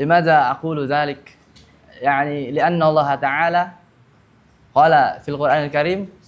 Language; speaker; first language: Arabic; non-native, learner; Indonesian